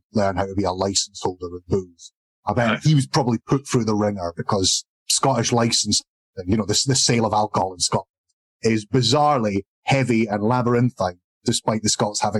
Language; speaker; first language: English; native; English